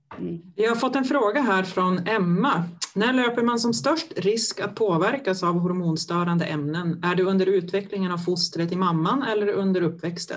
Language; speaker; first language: Swedish; native; Swedish